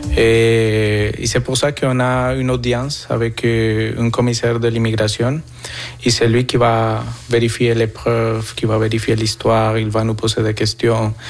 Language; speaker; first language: French; non-native, fluent; Spanish